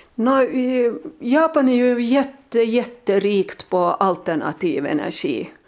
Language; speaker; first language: Swedish; native; Swedish